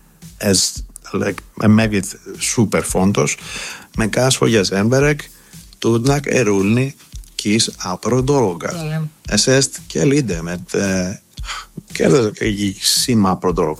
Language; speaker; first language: Hungarian; non-native, learner; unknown